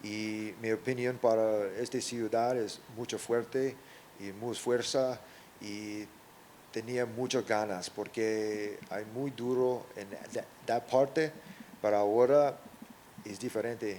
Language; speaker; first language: Spanish; non-native, learner; English